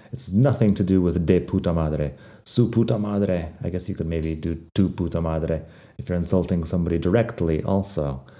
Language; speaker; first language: English; native; English